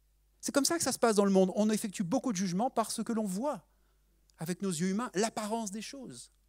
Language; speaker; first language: French; native; French